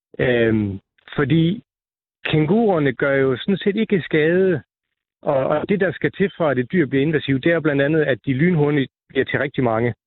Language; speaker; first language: Danish; native; Danish